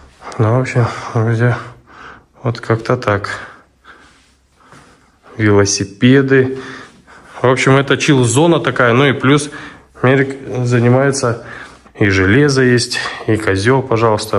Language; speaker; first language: Russian; native; Russian